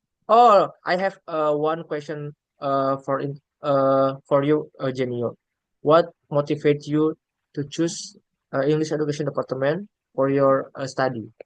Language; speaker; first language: English; non-native, learner; Indonesian